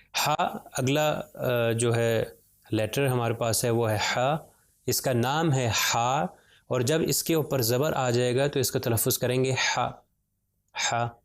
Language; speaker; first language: Urdu; native; Urdu